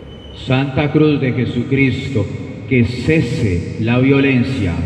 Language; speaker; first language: Spanish; native; Spanish